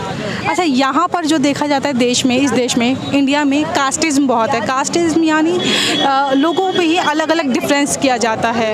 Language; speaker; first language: Hindi; native; Hindi